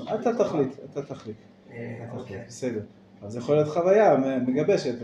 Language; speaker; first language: Hebrew; non-native, fluent; English